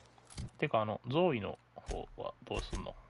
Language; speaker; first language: Japanese; native; Japanese